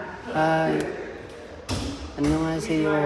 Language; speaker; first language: Korean; non-native, learner; Nepali